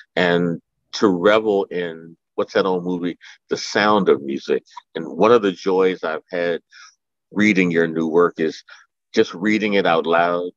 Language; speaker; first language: English; native; English